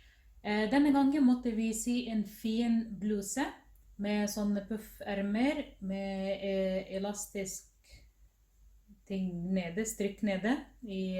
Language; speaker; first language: Norwegian; non-native, fluent; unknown